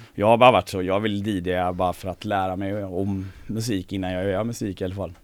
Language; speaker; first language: Swedish; native; Swedish